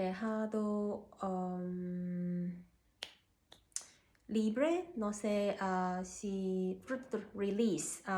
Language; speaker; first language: Spanish; non-native, learner; Cantonese